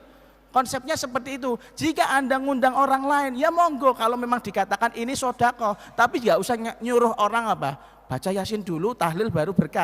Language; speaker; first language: Indonesian; non-native, local second language; Javanese